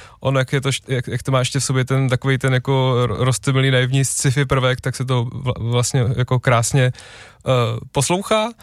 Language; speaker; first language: Czech; native; Czech